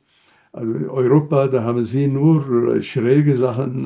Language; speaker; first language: German; non-native, fluent; Arabic